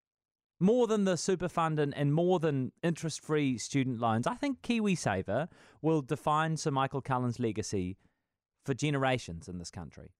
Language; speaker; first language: English; native; English